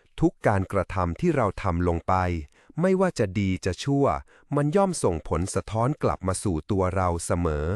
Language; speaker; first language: Thai; native; Thai